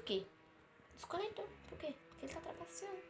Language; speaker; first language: Portuguese; native; Portuguese